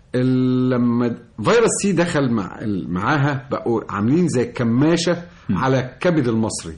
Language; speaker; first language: Egyptian Arabic; native; Egyptian Arabic